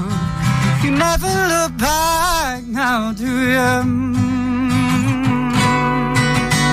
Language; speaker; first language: English; native; English